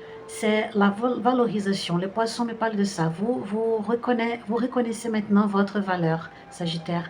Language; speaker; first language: French; non-native, fluent; Portuguese